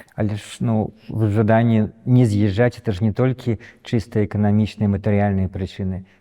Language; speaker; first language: Belarusian; native; Belarusian